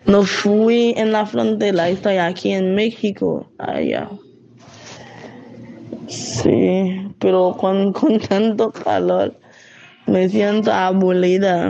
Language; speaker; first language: Spanish; non-native, learner; Haitian Creole